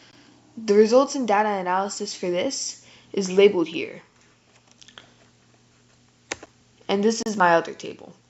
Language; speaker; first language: English; native; English